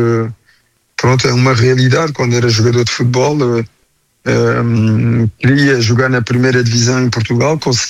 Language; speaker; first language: Portuguese; early bilingual, heritage; French